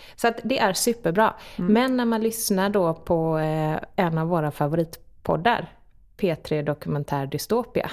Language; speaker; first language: Swedish; native; Swedish